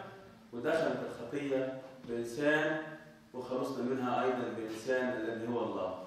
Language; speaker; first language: Arabic; native; Arabic